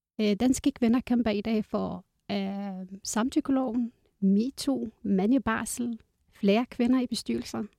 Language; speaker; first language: Danish; non-native, fluent; Arabic